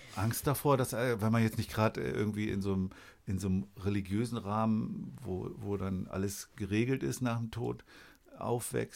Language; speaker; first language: German; native; German